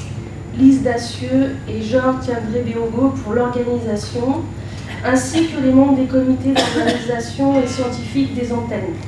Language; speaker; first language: French; native; French